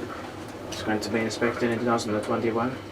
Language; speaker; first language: English; non-native, learner; Finnish